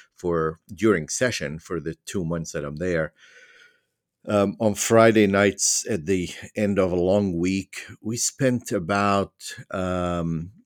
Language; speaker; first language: English; non-native, fluent; Arabic